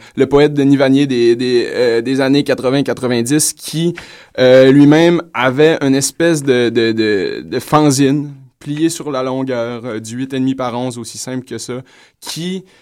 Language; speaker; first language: French; native; French